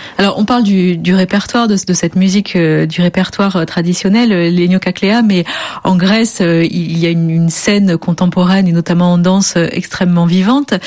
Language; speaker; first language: French; native; French